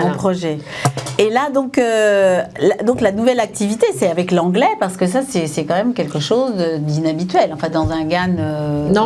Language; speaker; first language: French; native; French